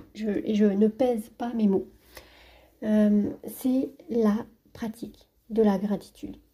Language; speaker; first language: French; native; French